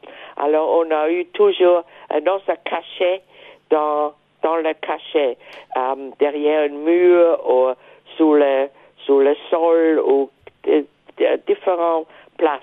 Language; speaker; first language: French; non-native, fluent; German